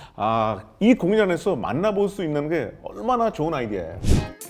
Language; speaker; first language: Korean; non-native, fluent; Hindi